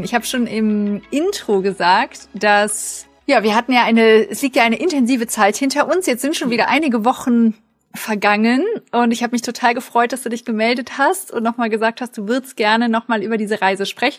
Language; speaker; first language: German; native; German